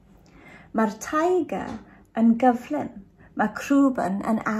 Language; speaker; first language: Welsh; non-native, local second language; English